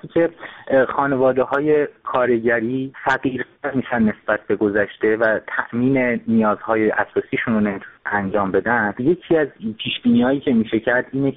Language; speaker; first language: Persian; native; Persian